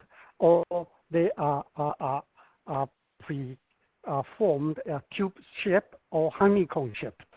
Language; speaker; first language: English; non-native, fluent; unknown